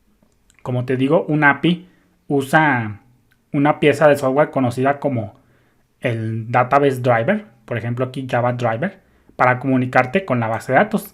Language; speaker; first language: Spanish; native; Spanish